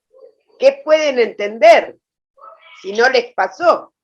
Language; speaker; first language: Spanish; native; Spanish